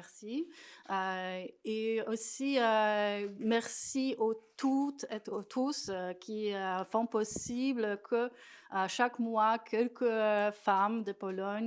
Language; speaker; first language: French; non-native, fluent; Polish